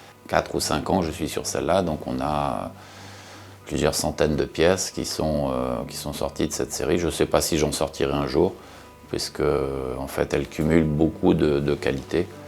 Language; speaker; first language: French; native; French